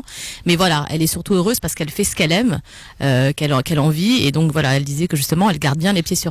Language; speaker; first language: French; native; French